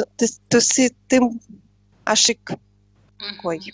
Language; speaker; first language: Kazakh; non-native, learner; Russian